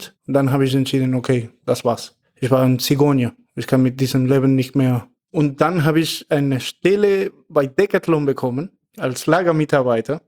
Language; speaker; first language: German; non-native, fluent; Spanish